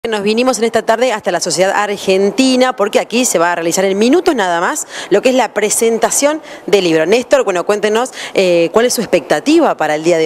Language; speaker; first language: Spanish; native; Spanish